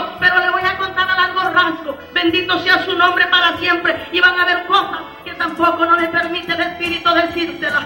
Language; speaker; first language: Spanish; native; Spanish